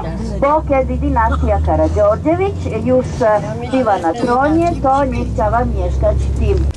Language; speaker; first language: Polish; non-native, learner; Serbian